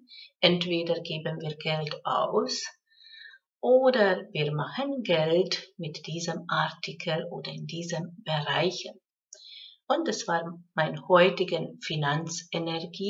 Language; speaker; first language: German; non-native, fluent; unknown